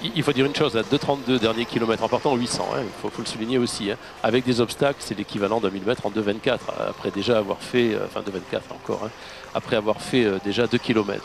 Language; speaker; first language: French; native; French